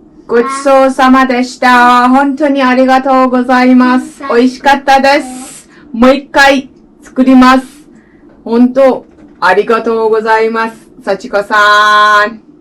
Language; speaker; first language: Japanese; non-native, learner; Persian